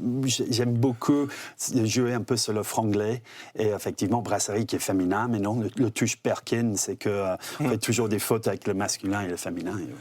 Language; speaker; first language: French; non-native, fluent; English